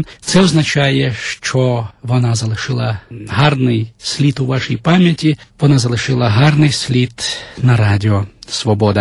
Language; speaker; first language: Ukrainian; native; Ukrainian